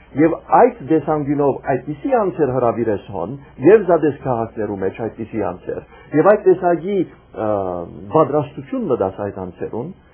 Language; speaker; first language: Armenian; early bilingual, heritage; Armenian